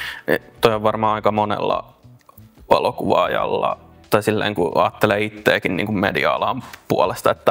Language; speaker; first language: Finnish; native; Finnish